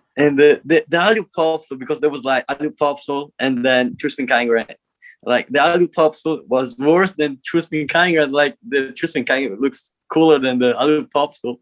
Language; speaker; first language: English; non-native, learner; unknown